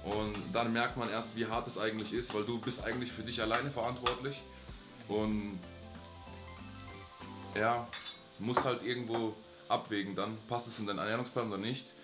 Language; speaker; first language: German; native; German